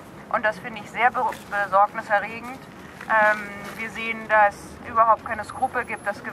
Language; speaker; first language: German; non-native, fluent; Catalan